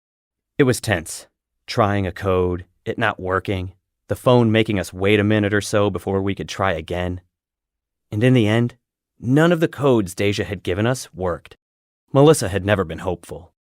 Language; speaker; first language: English; native; English